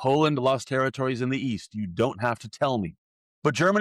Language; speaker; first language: English; native; English